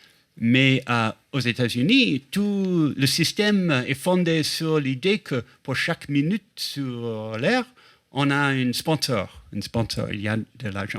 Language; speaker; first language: French; non-native, fluent; English